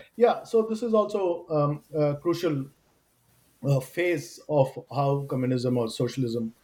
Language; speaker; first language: English; non-native, local second language; Malayalam